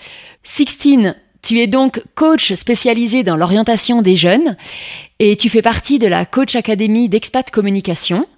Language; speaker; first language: French; native; French